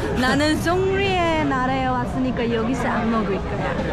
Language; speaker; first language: Korean; non-native, fluent; Turkish